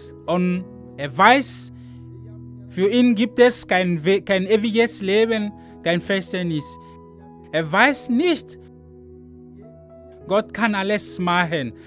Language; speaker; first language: German; non-native, learner; Ewe